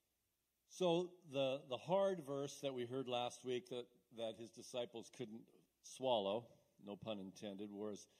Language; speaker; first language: English; native; English